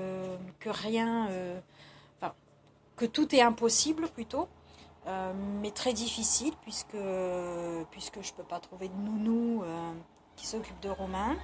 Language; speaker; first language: French; native; French